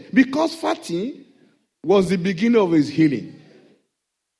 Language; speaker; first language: English; non-native, local second language; Yoruba